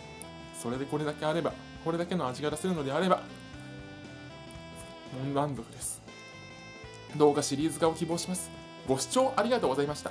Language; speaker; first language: Japanese; native; Japanese